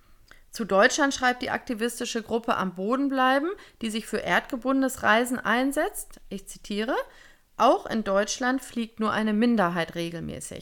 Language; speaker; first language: German; native; German